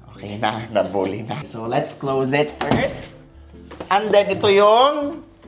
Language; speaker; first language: Filipino; native; Filipino